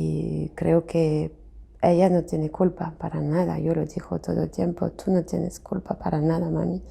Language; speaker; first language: Spanish; non-native, fluent; French